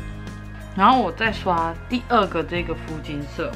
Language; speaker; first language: Chinese; native; Chinese